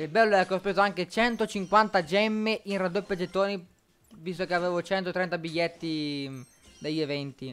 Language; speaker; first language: Italian; native; Italian